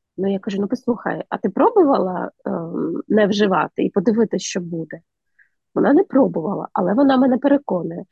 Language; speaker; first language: Ukrainian; native; Ukrainian